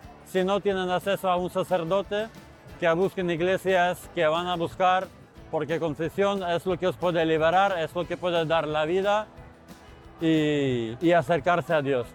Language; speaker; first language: Spanish; non-native, fluent; Ukrainian